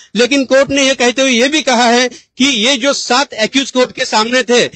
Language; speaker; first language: Hindi; non-native, local second language; Marathi